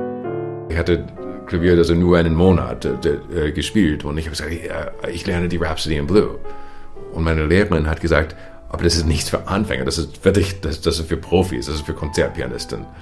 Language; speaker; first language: German; non-native, fluent; English